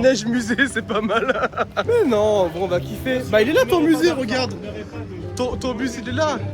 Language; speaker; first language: French; native; French